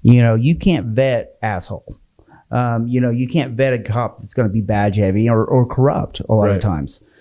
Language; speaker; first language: English; native; English